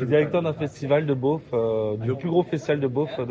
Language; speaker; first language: French; native; French